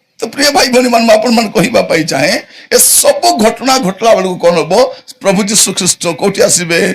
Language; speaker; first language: Odia; native; Odia